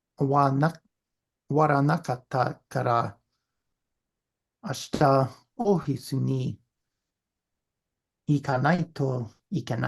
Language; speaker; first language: Japanese; non-native, learner; English